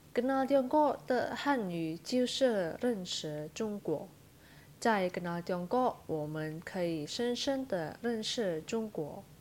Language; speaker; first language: Chinese; non-native, fluent; Indonesian